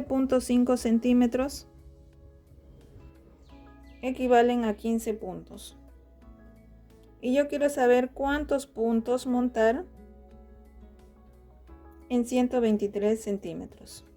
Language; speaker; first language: Spanish; native; Spanish